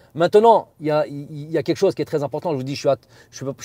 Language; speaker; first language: French; native; French